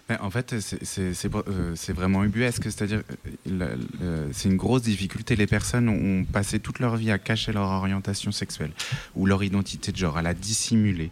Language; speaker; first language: French; native; French